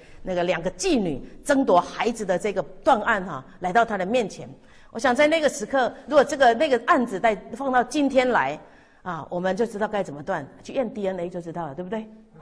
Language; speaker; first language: Chinese; native; Chinese